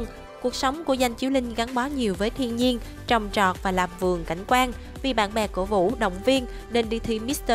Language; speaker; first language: Vietnamese; native; Vietnamese